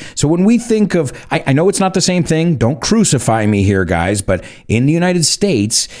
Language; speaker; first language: English; early bilingual, other home language; Spanish